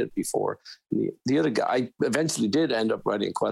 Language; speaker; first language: English; native; English